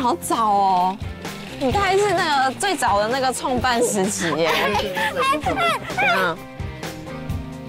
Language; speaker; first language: Chinese; native; Chinese